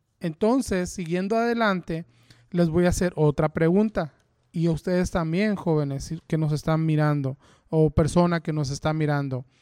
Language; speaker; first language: Spanish; early bilingual, heritage; Spanish